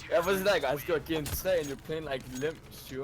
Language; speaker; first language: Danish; native; Danish